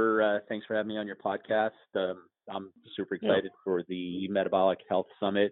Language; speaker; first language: English; native; English